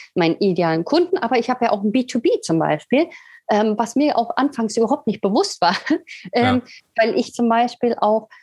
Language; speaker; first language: German; native; German